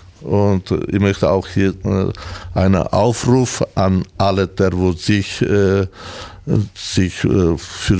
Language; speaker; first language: German; non-native, learner; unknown